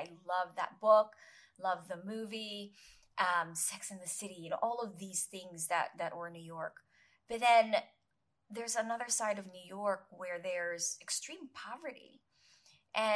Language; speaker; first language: English; non-native, local second language; Filipino